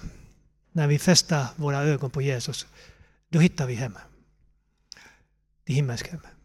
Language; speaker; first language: Swedish; non-native, fluent; Finnish